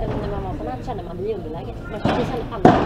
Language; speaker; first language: Swedish; native; Swedish